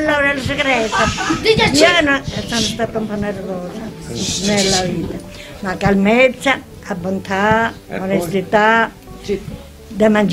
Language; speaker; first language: Italian; non-native, local second language; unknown